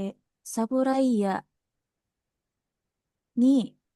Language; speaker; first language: Japanese; non-native, learner; Indonesian